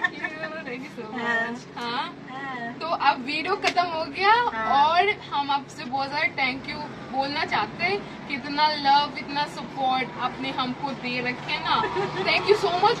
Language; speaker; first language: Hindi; non-native, learner; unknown